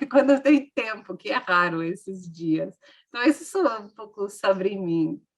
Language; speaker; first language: Portuguese; non-native, fluent; English